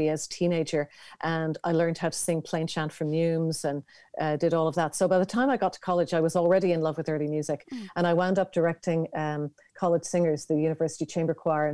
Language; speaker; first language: English; native; English